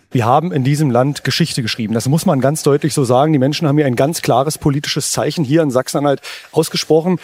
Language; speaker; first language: German; native; German